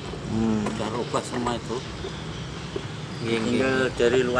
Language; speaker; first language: Indonesian; native; Indonesian